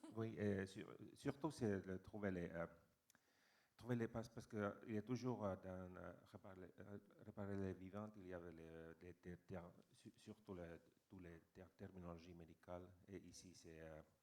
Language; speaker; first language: French; non-native, fluent; Finnish